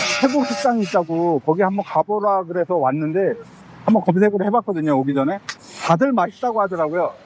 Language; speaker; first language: Korean; native; Korean